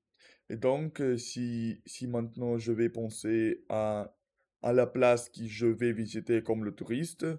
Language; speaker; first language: French; non-native, learner; Russian